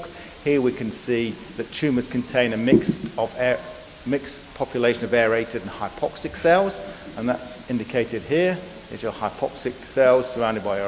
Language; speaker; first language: English; native; English